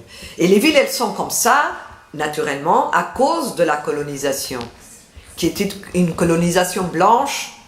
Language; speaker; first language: French; non-native, fluent; Portuguese